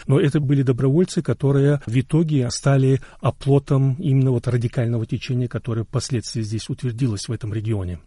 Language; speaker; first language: Russian; non-native, local second language; Chechen